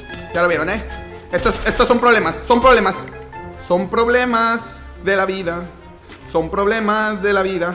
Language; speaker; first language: Spanish; native; Spanish